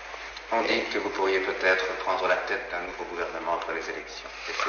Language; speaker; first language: French; native; French